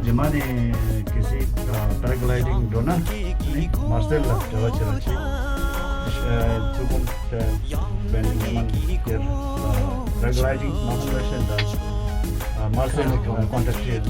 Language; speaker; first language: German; non-native, learner; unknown